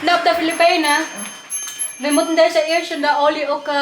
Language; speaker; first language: Dutch; non-native, learner; Waray